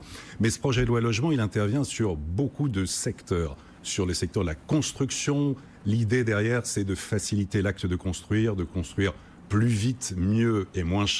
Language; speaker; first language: French; native; French